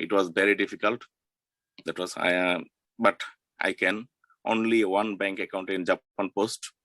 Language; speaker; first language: English; non-native, learner; Bangla